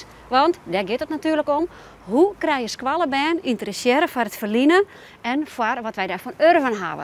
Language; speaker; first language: Dutch; non-native, local second language; Western Frisian